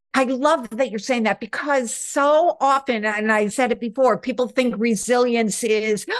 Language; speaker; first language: English; native; English